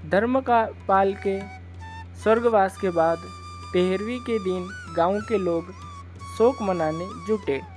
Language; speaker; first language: Hindi; native; Hindi